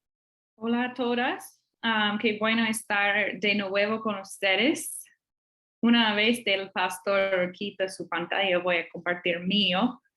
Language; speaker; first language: Spanish; non-native, fluent; English